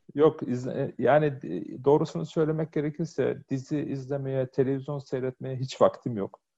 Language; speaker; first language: Turkish; early bilingual, heritage; Turkish